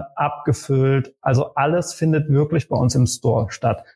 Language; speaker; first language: German; native; German